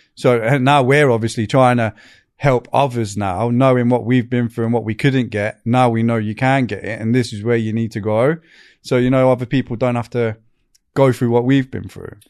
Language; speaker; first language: English; native; English